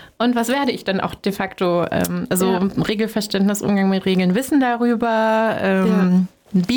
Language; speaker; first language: German; native; German